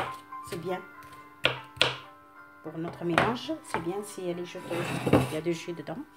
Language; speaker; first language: French; non-native, local second language; Arabic